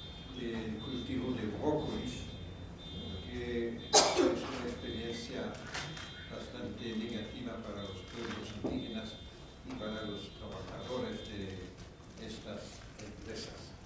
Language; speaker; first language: Spanish; non-native, fluent; French